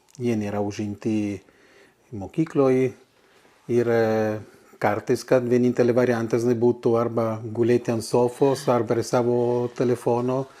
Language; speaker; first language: Lithuanian; non-native, fluent; Italian